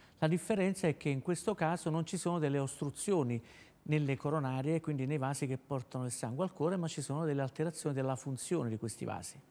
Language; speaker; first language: Italian; native; Italian